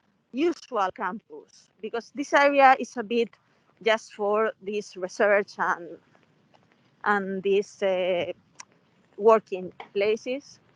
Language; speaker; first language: English; non-native, fluent; Spanish